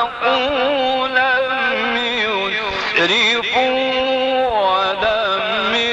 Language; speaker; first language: Arabic; native; Arabic